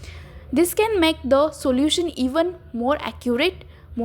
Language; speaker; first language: English; non-native, learner; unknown